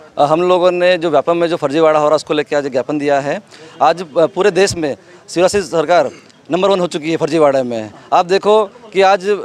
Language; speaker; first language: Hindi; native; Hindi